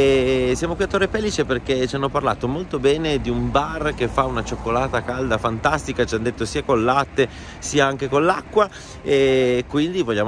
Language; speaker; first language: Italian; native; Italian